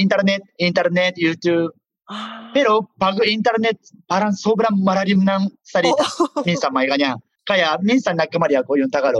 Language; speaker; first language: Filipino; non-native, learner; Japanese